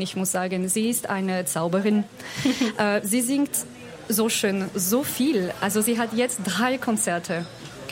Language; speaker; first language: German; non-native, fluent; French